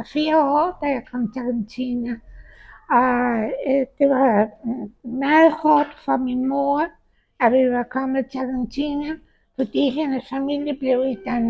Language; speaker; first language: Danish; early bilingual, heritage; Danish